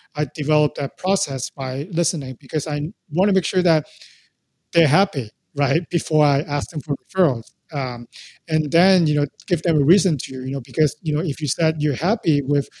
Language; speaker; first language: English; non-native, local second language; Cantonese